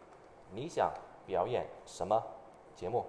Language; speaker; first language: Chinese; non-native, fluent; Vietnamese